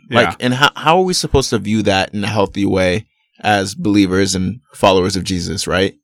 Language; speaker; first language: English; early bilingual, other home language; Yoruba